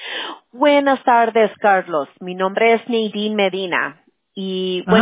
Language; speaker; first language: Spanish; early bilingual, heritage; Spanish